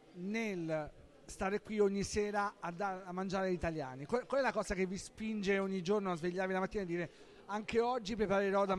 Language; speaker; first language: Italian; native; Italian